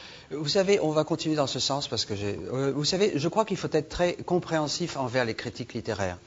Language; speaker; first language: French; native; French